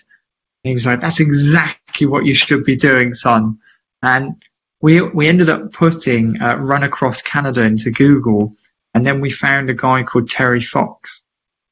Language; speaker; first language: English; native; English